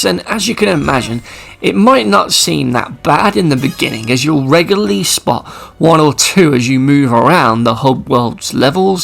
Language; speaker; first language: English; native; English